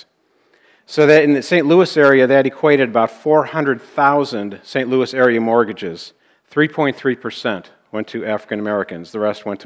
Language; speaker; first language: English; native; English